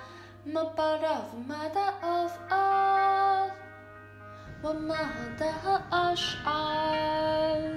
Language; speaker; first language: Arabic; non-native, learner; English